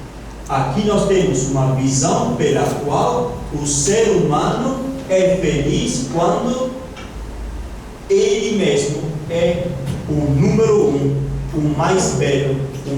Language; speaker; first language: Portuguese; non-native, fluent; Italian